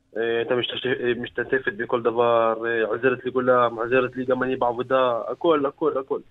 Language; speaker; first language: Hebrew; non-native, local second language; Arabic